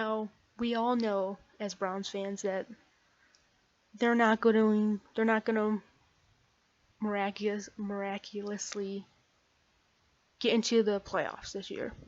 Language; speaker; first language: English; native; English